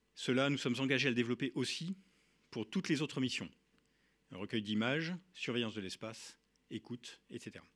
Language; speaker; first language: French; native; French